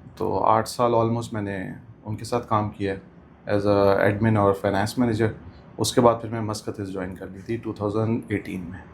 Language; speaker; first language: Urdu; native; Urdu